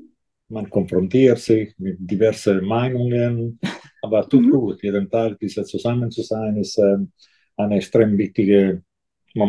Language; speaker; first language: German; non-native, fluent; Italian